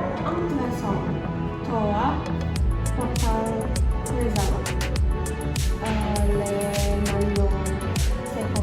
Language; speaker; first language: French; non-native, learner; Indonesian